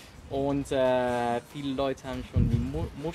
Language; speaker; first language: German; non-native, learner; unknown